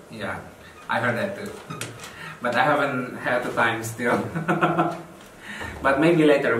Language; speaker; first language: English; non-native, fluent; Indonesian